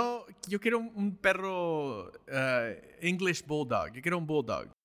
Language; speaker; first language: Spanish; early bilingual, heritage; Spanish